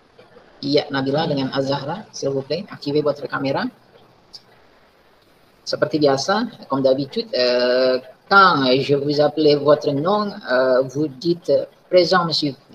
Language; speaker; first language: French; non-native, fluent; Indonesian